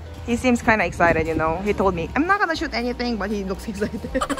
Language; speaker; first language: English; non-native, local second language; Korean